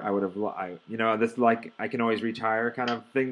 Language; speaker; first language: English; native; English